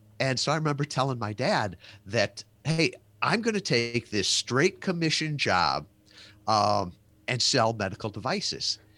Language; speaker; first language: English; native; English